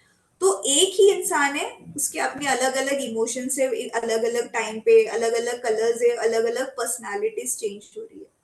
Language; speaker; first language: Hindi; native; Hindi